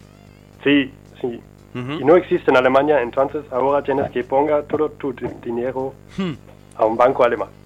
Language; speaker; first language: Spanish; non-native, learner; German